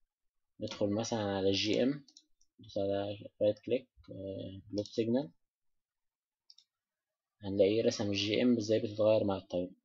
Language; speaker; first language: Arabic; native; Arabic